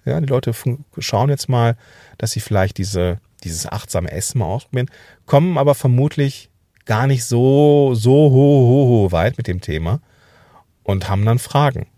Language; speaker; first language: German; native; German